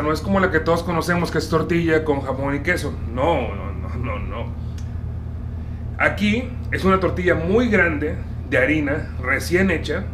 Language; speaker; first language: Spanish; native; Spanish